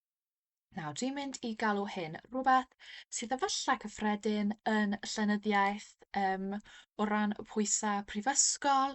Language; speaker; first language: Welsh; non-native, fluent; English